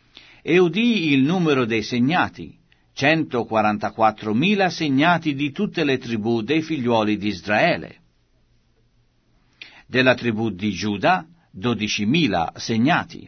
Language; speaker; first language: Italian; native; Italian